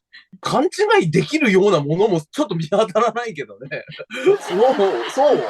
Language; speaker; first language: Japanese; native; Japanese